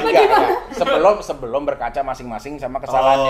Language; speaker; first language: Indonesian; native; Indonesian